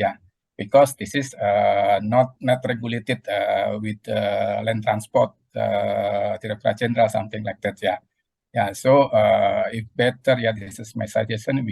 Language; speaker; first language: English; non-native, learner; Indonesian